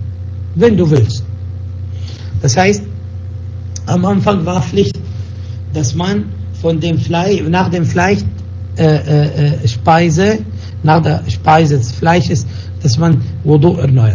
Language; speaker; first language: German; non-native, fluent; Arabic